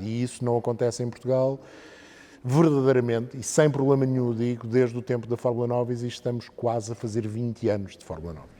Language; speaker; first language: Portuguese; native; Portuguese